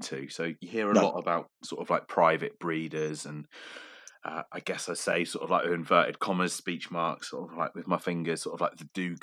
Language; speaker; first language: English; native; English